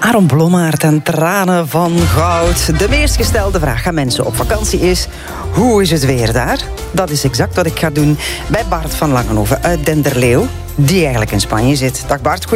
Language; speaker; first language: Dutch; native; Dutch